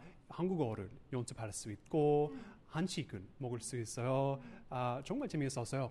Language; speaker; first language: Korean; non-native, learner; English